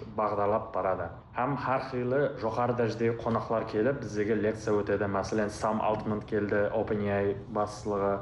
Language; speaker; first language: Uzbek; non-native, local second language; Kara-Kalpak